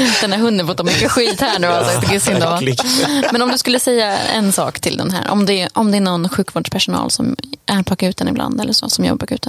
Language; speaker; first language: Swedish; native; Swedish